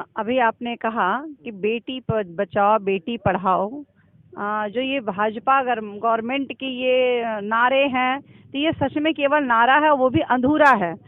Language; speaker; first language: Hindi; native; Hindi